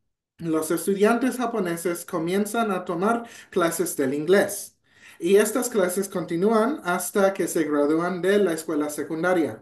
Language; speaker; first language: Spanish; non-native, fluent; English